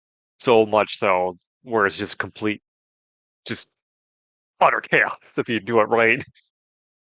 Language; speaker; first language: English; native; English